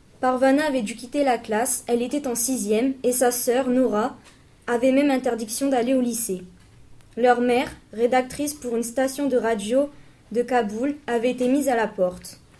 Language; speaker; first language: French; native; French